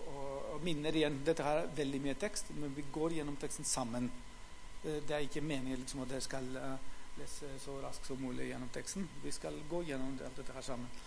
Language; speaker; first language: Norwegian; non-native, fluent; Greek